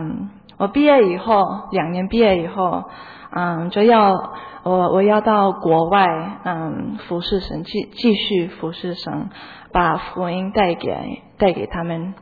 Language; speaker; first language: Chinese; early bilingual, heritage; Chinese